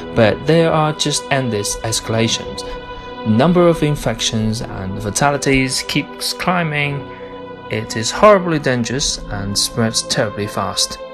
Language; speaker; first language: English; non-native, fluent; Chinese